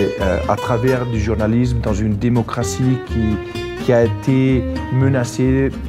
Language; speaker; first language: French; non-native, fluent; Spanish